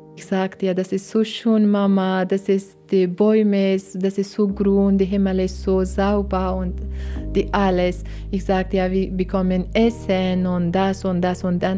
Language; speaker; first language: German; non-native, learner; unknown